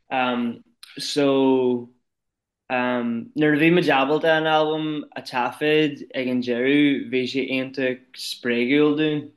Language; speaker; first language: Irish; non-native, local second language; English